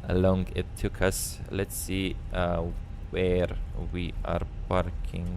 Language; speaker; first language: English; non-native, fluent; Romanian